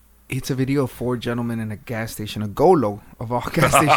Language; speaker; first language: English; early bilingual, other home language; Spanish